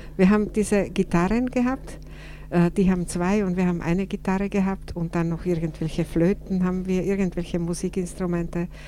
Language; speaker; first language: German; non-native, fluent; Slovak